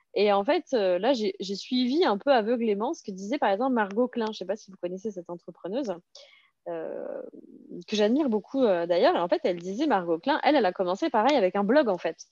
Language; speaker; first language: French; early bilingual, other home language; Serbian